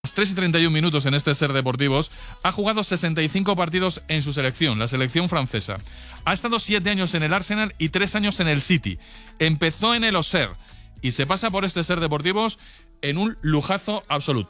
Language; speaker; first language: Spanish; native; Spanish